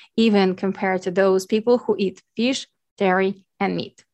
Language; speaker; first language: English; non-native, fluent; Ukrainian